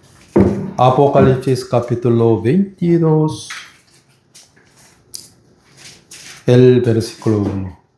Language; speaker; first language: Spanish; non-native, fluent; Korean